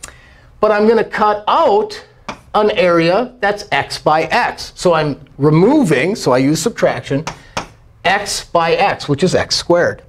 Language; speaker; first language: English; native; English